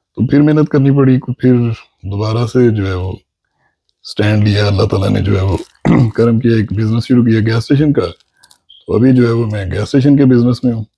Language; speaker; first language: Urdu; non-native, local second language; Punjabi